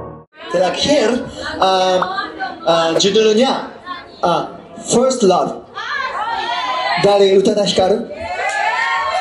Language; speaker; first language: Indonesian; non-native, learner; Japanese